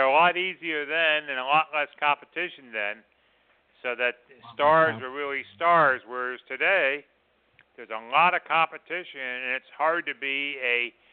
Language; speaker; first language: English; native; English